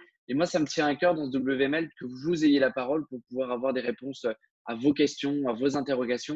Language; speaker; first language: French; native; French